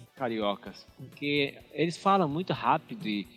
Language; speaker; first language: Portuguese; non-native, fluent; Japanese